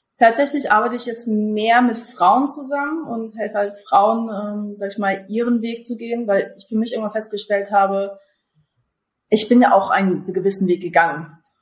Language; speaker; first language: German; early bilingual, other home language; Russian